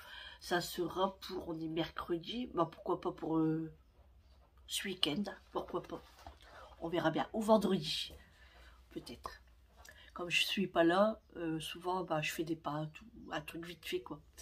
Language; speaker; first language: French; native; French